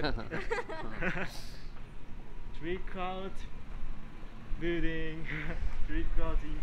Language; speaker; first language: English; non-native, learner; Japanese